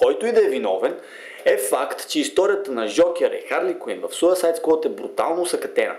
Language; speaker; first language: Bulgarian; native; Bulgarian